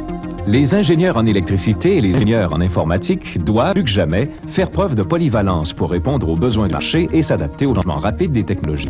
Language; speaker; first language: French; native; French